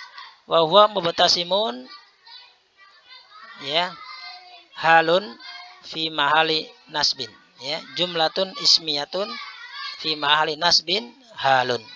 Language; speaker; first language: Arabic; non-native, fluent; Indonesian